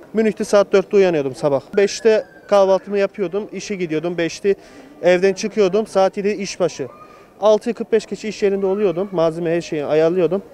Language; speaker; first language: Turkish; early bilingual, heritage; Turkish